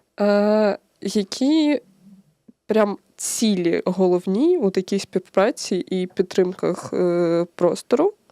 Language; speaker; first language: Ukrainian; native; Ukrainian